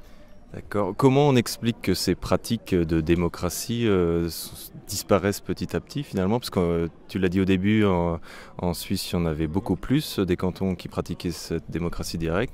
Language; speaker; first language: French; native; French